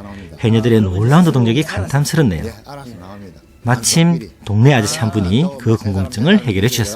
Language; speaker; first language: Korean; native; Korean